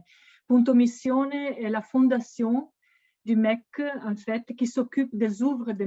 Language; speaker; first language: French; non-native, fluent; Italian